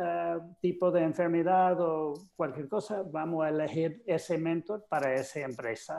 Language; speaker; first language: Spanish; non-native, fluent; English